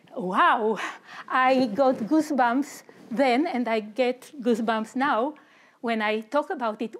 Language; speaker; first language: English; non-native, fluent; Romanian